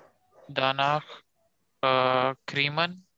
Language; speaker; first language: German; non-native, learner; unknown